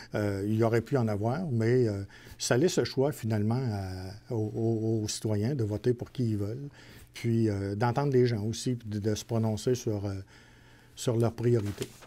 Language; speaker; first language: French; native; French